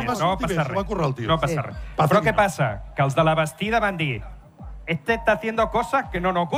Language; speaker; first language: Catalan; native; Catalan